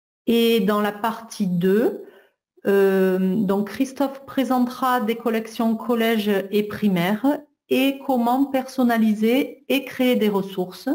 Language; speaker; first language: French; native; French